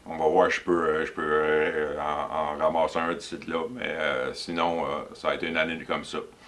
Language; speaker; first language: French; native; French